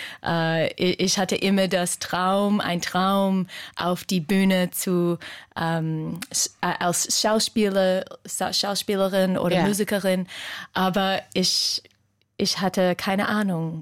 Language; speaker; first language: German; non-native, learner; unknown